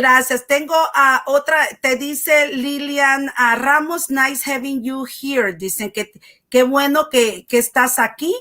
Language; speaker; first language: Spanish; native; Spanish